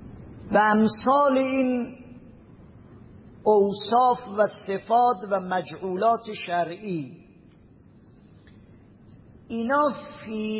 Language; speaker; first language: Persian; native; Persian